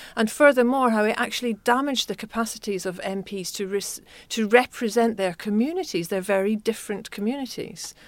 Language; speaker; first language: English; native; English